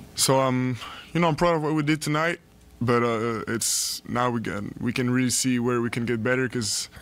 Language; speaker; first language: English; non-native, fluent; French